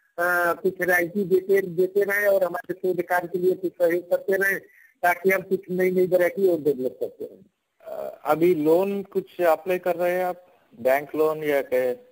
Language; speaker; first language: Hindi; native; Hindi